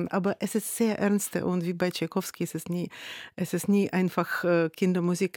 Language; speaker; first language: German; non-native, fluent; Russian